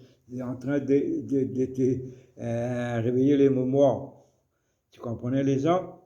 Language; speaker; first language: French; non-native, local second language; Morisyen